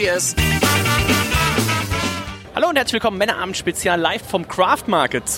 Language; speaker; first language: German; native; German